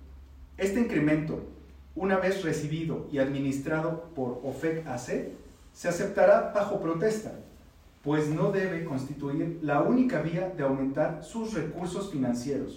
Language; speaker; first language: Spanish; native; Spanish